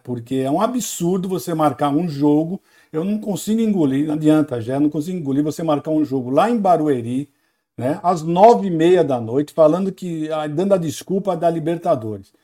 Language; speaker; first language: Portuguese; native; Portuguese